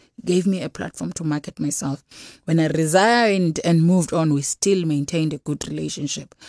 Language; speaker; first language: English; non-native, local second language; Xhosa